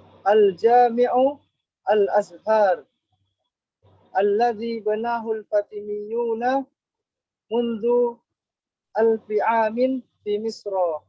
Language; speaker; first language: Arabic; non-native, learner; Indonesian